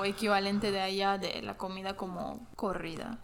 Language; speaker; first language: Spanish; non-native, fluent; English